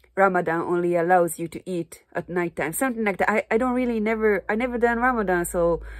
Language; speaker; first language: English; non-native, fluent; Japanese